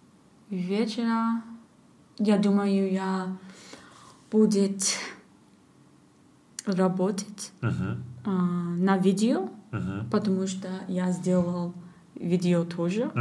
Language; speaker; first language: Russian; non-native, learner; English